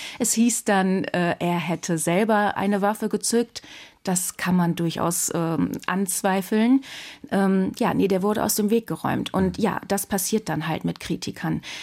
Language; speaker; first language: German; native; German